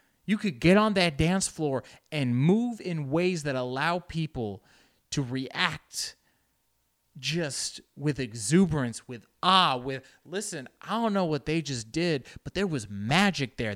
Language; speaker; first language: English; early bilingual, other home language; Spanish